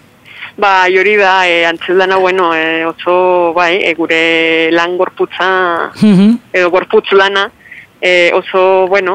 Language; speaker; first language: Basque; non-native, fluent; Spanish